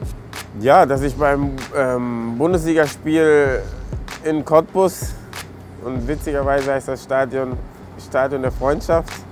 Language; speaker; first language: German; early bilingual, other home language; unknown